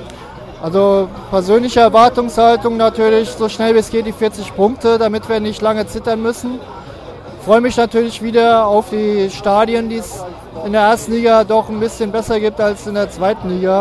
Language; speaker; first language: German; native; German